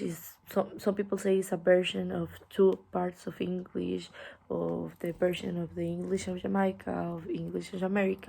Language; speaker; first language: English; non-native, learner; Spanish